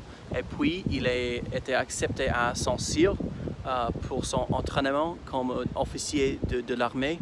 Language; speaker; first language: French; non-native, fluent; English